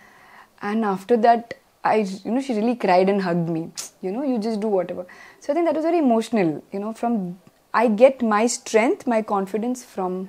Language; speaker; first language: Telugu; non-native, local second language; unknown